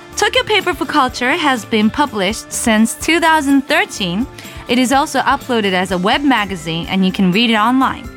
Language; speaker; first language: English; non-native, fluent; Japanese